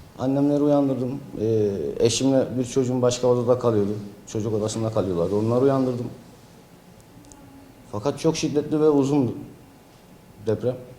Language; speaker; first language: Turkish; native; Turkish